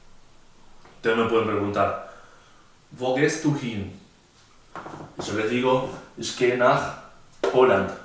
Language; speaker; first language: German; non-native, fluent; Spanish